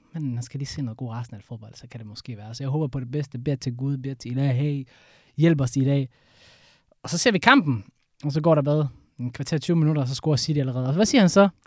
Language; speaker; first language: Danish; early bilingual, other home language; Somali